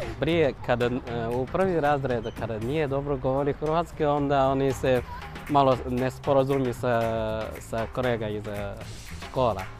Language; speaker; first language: Bosnian; non-native, learner; Chinese